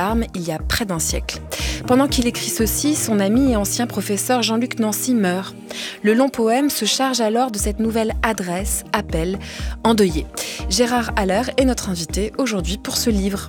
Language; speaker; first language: French; native; French